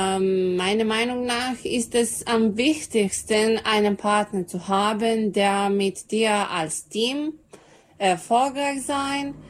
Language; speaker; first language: German; non-native, learner; Serbian